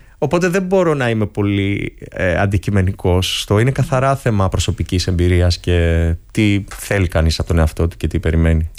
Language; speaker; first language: Greek; native; Greek